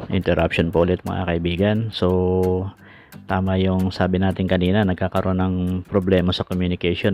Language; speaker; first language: Filipino; native; Filipino